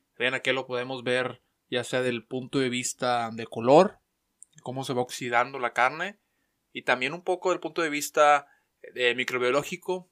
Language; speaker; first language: Spanish; native; Spanish